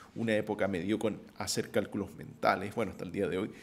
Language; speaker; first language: Spanish; native; Spanish